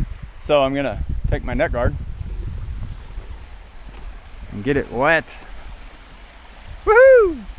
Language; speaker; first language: English; native; English